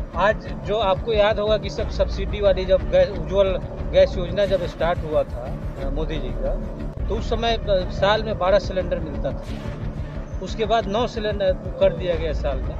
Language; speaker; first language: Hindi; native; Hindi